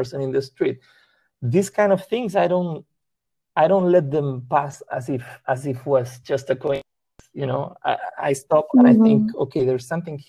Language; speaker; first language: English; non-native, fluent; Spanish